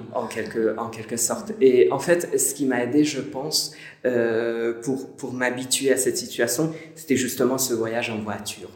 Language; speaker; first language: French; non-native, fluent; Hungarian